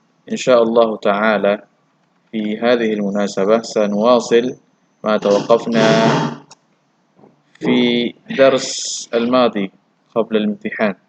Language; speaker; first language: Arabic; non-native, fluent; Indonesian